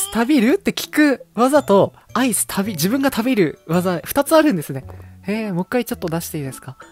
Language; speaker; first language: Japanese; native; Japanese